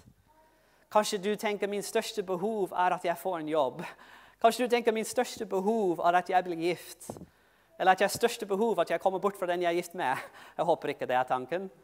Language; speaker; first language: Norwegian; non-native, fluent; English